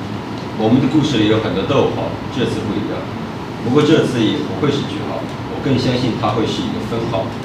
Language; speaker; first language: Chinese; native; Chinese